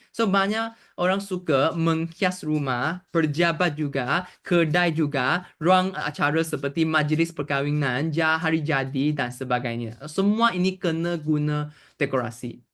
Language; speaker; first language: Malay; non-native, local second language; Chinese